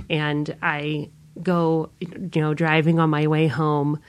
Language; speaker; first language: English; native; English